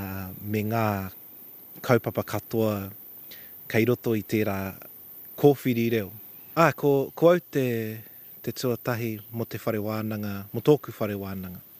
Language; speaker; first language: Māori; non-native, local second language; English